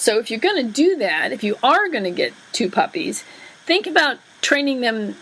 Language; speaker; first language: English; native; English